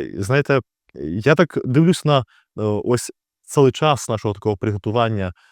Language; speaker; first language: Ukrainian; native; Ukrainian